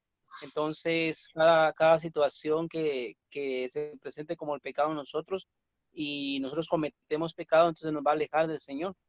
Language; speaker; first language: Spanish; native; Spanish